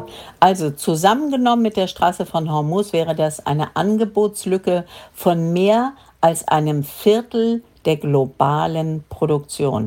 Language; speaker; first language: German; native; German